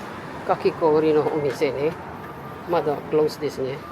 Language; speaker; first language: Japanese; non-native, learner; Filipino